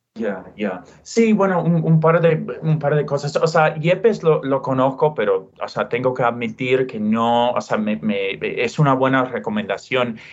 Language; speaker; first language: Spanish; non-native, fluent; English